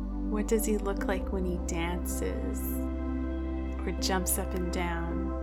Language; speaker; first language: English; native; English